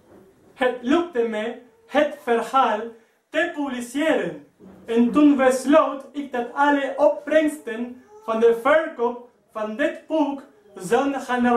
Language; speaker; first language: Dutch; non-native, learner; Spanish